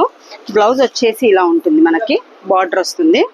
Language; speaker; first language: Telugu; native; Telugu